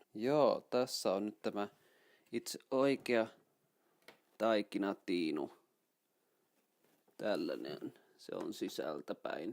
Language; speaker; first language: Finnish; native; Finnish